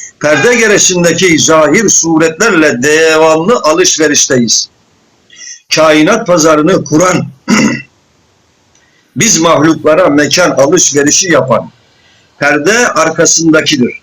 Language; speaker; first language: Turkish; native; Turkish